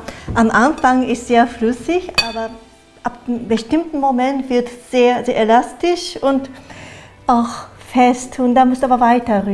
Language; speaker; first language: German; non-native, fluent; Japanese